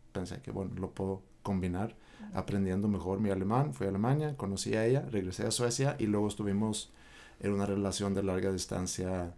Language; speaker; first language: Spanish; non-native, fluent; Swedish